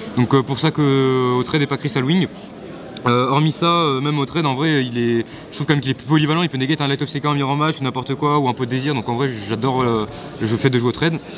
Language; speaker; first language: French; native; French